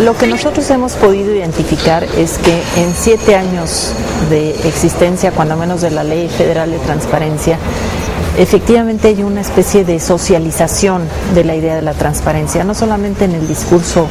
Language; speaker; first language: Spanish; native; Spanish